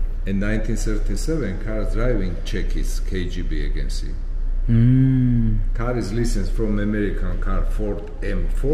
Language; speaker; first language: English; non-native, learner; Georgian